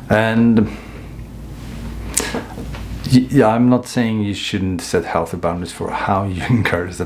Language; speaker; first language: English; non-native, fluent; Swedish